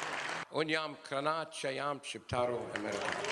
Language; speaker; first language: Albanian; early bilingual, heritage; Albanian